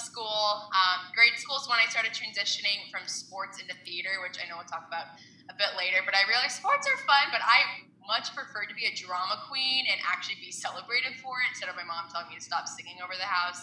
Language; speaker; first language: English; native; English